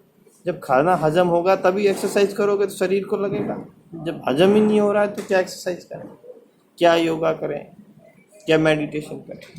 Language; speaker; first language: Hindi; native; Hindi